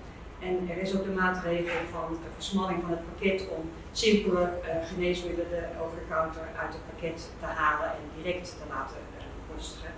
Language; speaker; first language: Dutch; non-native, local second language; Papiamento